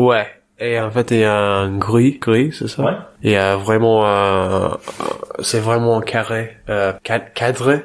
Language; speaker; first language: French; non-native, learner; English